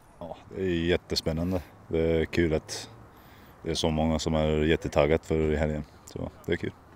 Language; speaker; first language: Swedish; non-native, fluent; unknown